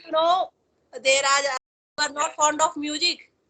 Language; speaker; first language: English; non-native, local second language; Hindi